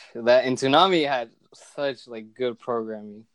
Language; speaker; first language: English; early bilingual, other home language; Spanish